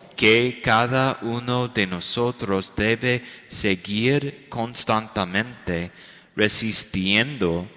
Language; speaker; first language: Spanish; non-native, fluent; English